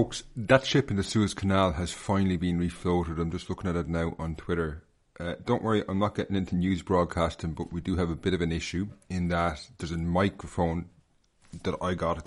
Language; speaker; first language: English; native; English